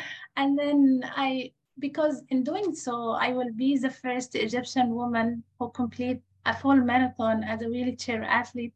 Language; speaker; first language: English; non-native, fluent; Arabic